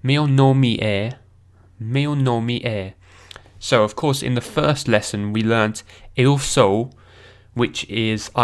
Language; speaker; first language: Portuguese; non-native, learner; English